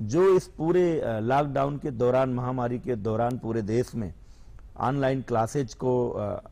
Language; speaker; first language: Hindi; native; Hindi